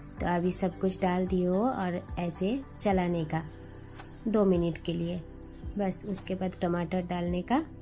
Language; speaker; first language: Hindi; non-native, local second language; Bangla